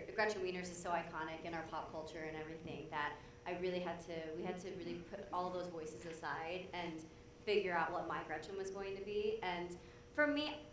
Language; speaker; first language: English; native; English